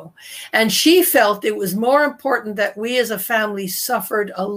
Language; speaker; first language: English; native; English